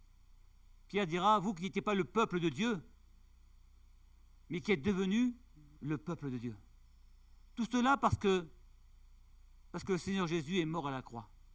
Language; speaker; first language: French; native; French